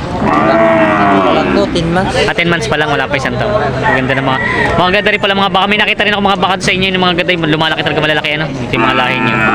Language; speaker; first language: Filipino; native; Filipino